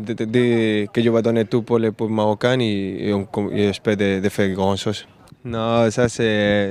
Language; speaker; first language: French; non-native, learner; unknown